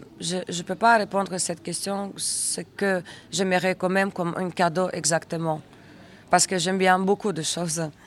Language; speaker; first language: French; non-native, fluent; Russian